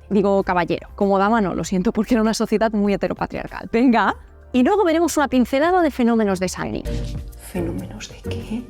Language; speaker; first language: Spanish; native; Spanish